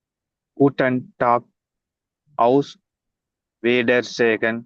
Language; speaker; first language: German; non-native, learner; Tamil